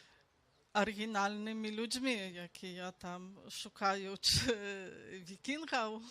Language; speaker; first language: Polish; non-native, local second language; Belarusian